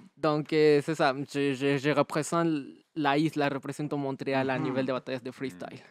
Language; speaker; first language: French; non-native, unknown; Spanish